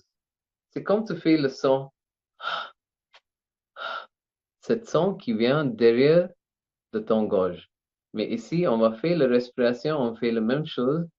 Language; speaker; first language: French; non-native, learner; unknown